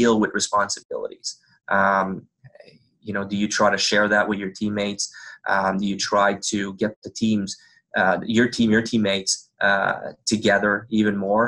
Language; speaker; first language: English; non-native, fluent; French